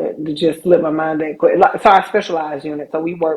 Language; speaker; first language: English; native; English